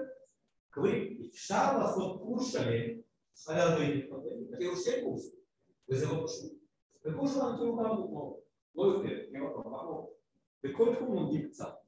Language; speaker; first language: Hebrew; non-native, fluent; Russian